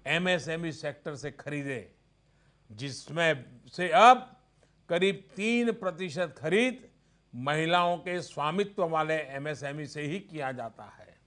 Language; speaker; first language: Hindi; non-native, local second language; Gujarati